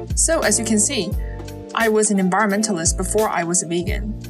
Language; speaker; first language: English; early bilingual, other home language; Chinese